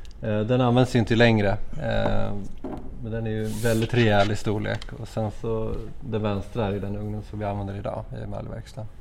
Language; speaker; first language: Swedish; native; Swedish